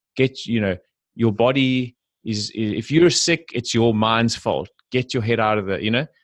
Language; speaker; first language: English; native; English